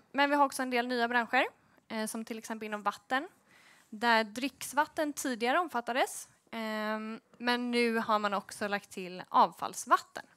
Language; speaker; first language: Swedish; native; Swedish